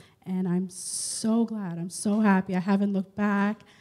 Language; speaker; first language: English; native; English